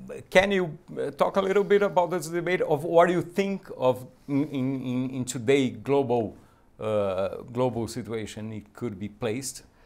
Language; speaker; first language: English; non-native, fluent; Portuguese